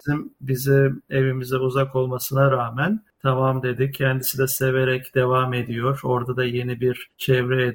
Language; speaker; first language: Turkish; native; Turkish